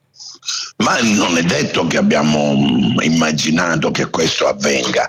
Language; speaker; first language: Italian; native; Italian